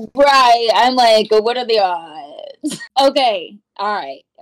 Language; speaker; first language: English; native; English